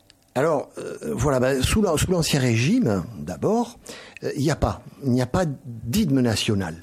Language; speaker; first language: French; native; French